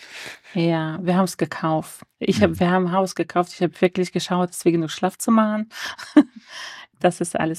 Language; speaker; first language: German; early bilingual, other home language; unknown